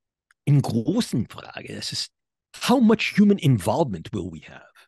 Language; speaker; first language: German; non-native, fluent; English